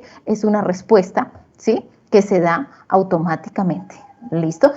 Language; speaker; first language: Spanish; native; Spanish